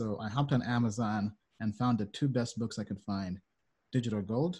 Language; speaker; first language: English; native; English